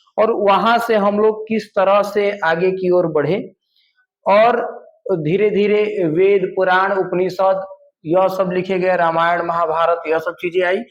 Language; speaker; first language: Hindi; native; Hindi